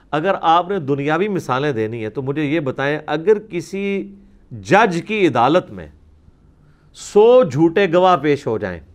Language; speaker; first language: Urdu; native; Urdu